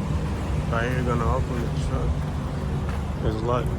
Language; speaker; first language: English; native; English